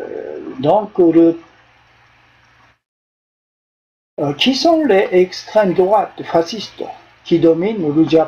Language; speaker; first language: French; non-native, fluent; Japanese